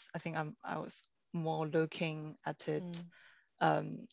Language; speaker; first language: English; non-native, fluent; Chinese